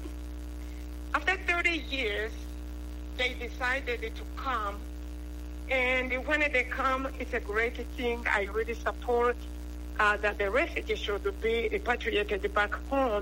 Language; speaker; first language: English; non-native, local second language; Kinyarwanda